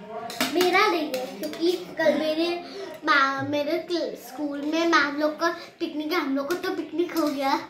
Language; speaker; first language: Hindi; native; Hindi